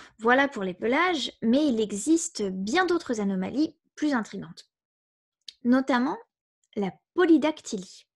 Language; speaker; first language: French; native; French